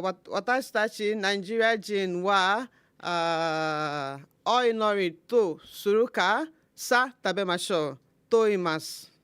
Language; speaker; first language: Japanese; non-native, learner; Igbo